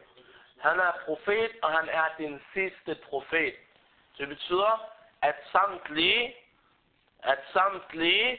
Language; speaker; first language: Danish; early bilingual, other home language; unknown